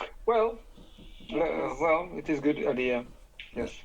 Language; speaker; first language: English; non-native, learner; Ukrainian